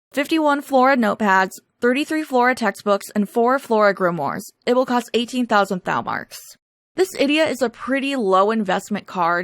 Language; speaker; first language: English; native; English